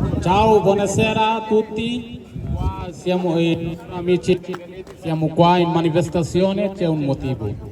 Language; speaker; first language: Italian; non-native, learner; Bangla